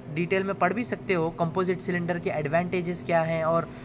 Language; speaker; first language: Hindi; non-native, local second language; Urdu